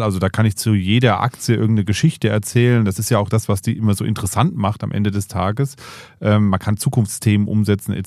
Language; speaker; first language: German; native; German